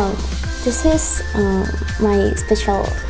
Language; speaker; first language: English; non-native, learner; Indonesian